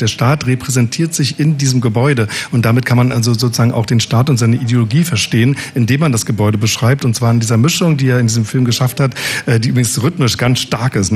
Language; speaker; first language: German; native; German